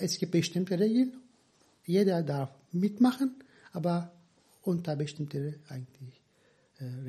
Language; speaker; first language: German; non-native, fluent; Turkish